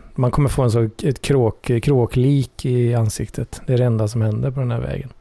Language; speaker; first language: Swedish; native; Swedish